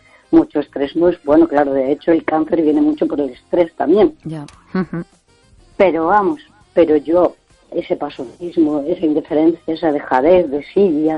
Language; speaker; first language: Spanish; native; Spanish